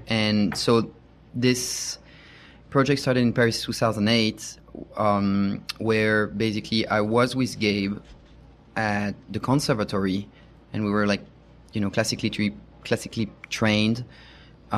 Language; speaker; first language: English; non-native, fluent; French